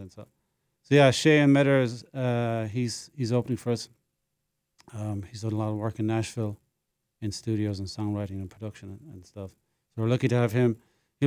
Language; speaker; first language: English; native; English